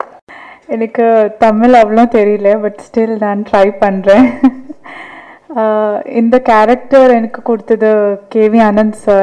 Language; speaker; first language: Tamil; non-native, learner; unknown